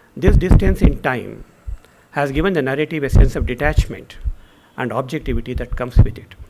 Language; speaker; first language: English; non-native, local second language; Kannada